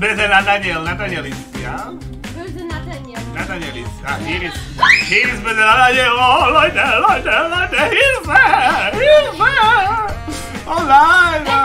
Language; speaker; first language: German; non-native, learner; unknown